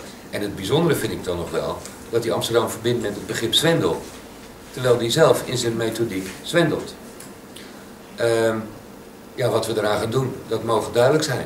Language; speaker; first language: Dutch; native; Dutch